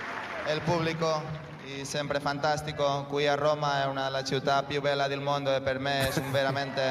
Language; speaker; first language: Italian; non-native, fluent; Spanish